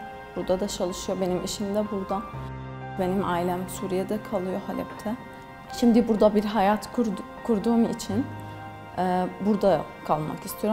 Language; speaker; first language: Turkish; non-native, fluent; Arabic